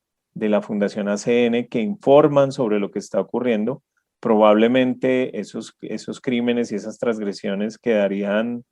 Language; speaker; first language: Spanish; native; Spanish